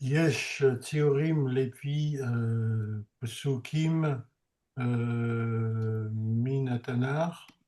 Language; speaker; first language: Hebrew; non-native, learner; French